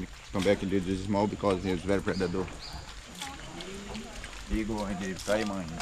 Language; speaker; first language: English; non-native, learner; Portuguese